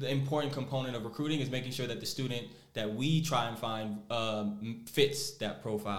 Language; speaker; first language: English; native; English